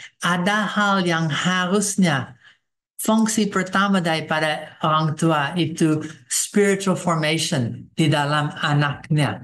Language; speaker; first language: Indonesian; non-native, fluent; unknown